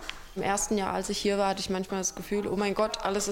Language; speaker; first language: German; native; German